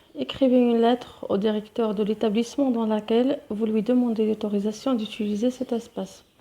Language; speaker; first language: French; non-native, local second language; Arabic